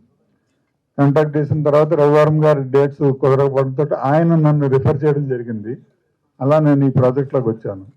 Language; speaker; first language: Telugu; native; Telugu